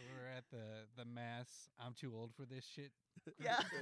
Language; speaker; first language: English; early bilingual, other home language; Spanish